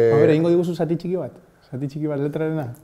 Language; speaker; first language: Basque; native; Basque